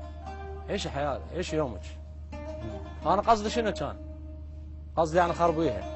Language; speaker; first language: Arabic; native; Arabic